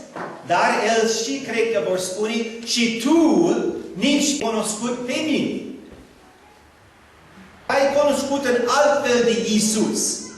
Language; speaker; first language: Romanian; non-native, learner; English